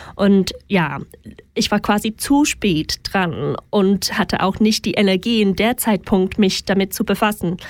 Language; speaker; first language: German; non-native, fluent; English